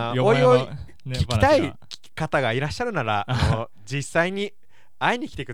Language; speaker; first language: Japanese; native; Japanese